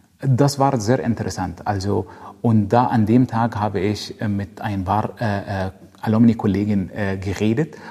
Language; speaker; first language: German; non-native, fluent; Arabic